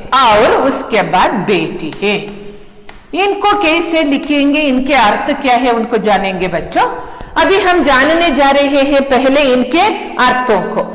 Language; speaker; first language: Hindi; non-native, local second language; Kannada